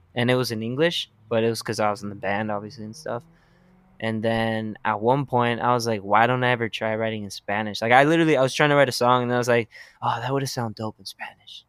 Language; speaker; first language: English; early bilingual, other home language; Spanish